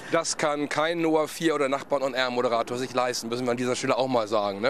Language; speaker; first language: German; native; German